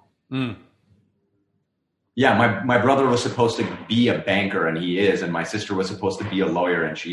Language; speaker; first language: English; non-native, local second language; Urdu